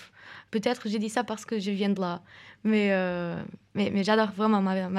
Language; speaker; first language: French; non-native, fluent; Portuguese